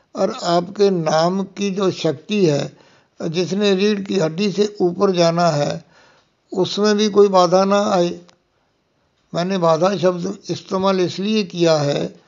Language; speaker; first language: Hindi; non-native, local second language; Punjabi